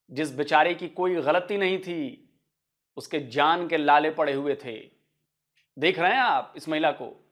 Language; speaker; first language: Hindi; native; Hindi